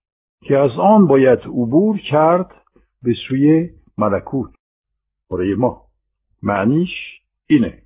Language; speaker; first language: Persian; non-native, fluent; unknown